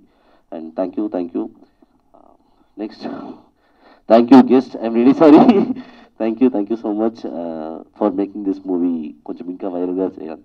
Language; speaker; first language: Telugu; non-native, learner; Tamil